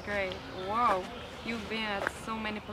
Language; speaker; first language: English; non-native, fluent; Croatian